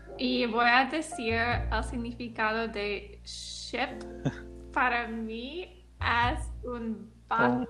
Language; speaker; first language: Spanish; non-native, learner; English